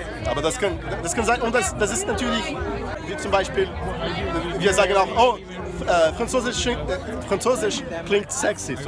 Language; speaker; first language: German; non-native, fluent; Portuguese